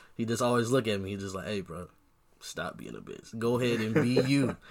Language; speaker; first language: English; native; English